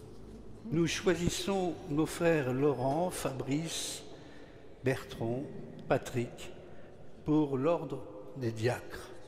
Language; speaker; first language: French; native; French